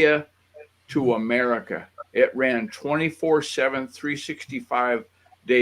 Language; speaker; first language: English; native; English